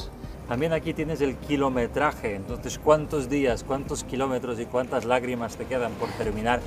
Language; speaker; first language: Spanish; non-native, fluent; Italian